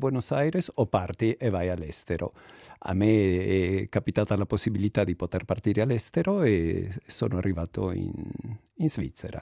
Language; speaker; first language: Italian; non-native, fluent; Spanish